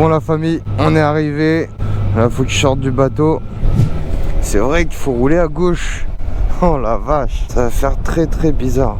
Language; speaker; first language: French; native; French